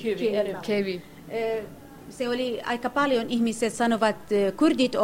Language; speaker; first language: Finnish; non-native, learner; Kurdish